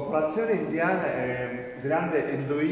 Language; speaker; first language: Italian; non-native, fluent; Malayalam